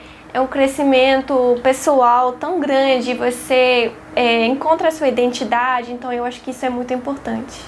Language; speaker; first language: Portuguese; non-native, fluent; French